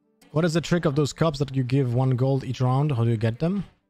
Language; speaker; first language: English; non-native, fluent; Polish